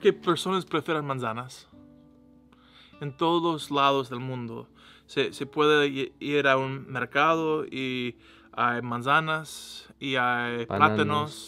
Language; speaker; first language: Spanish; non-native, learner; English